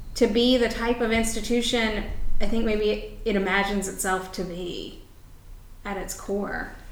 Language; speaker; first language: English; native; English